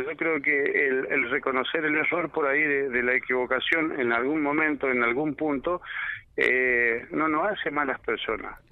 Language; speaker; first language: Spanish; native; Spanish